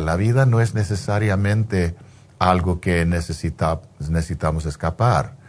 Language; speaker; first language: Spanish; non-native, fluent; English